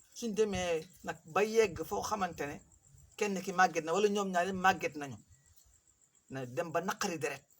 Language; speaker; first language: Wolof; non-native, local second language; Fula